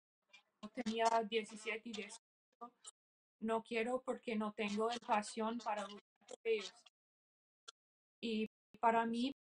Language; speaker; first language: Spanish; early bilingual, heritage; English